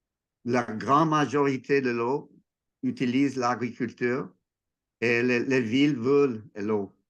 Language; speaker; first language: French; non-native, learner; English